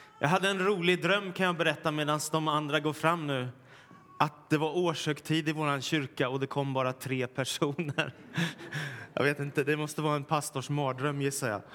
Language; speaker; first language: Swedish; native; Swedish